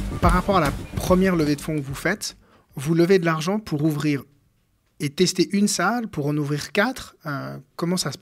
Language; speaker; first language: French; native; French